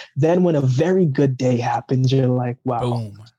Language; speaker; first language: English; early bilingual, other home language; Jamaican Creole English